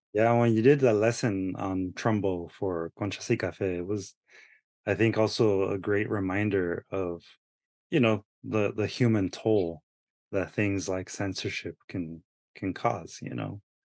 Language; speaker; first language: English; early bilingual, other home language; Spanish